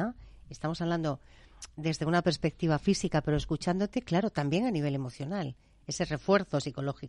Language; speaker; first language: Spanish; native; Spanish